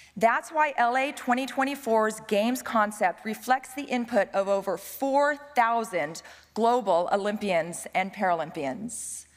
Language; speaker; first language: English; native; English